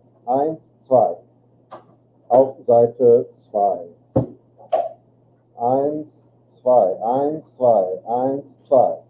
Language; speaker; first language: German; non-native, fluent; English